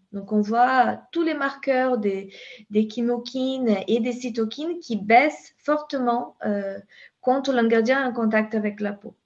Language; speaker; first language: French; non-native, fluent; Portuguese